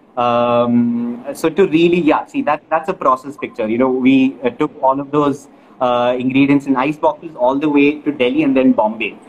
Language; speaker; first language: English; non-native, local second language; Malayalam